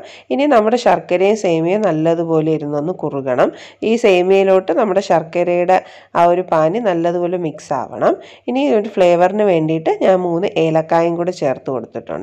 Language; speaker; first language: Malayalam; native; Malayalam